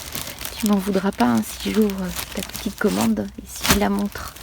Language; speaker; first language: French; native; French